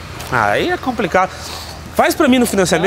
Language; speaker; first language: Portuguese; native; Portuguese